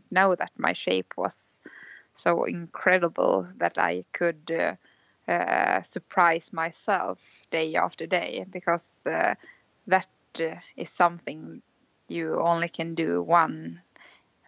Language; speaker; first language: English; non-native, fluent; Swedish